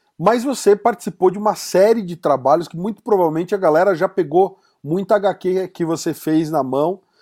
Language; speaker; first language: Portuguese; native; Portuguese